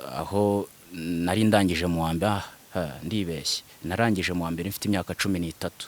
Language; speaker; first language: Kinyarwanda; early bilingual, other home language; Swahili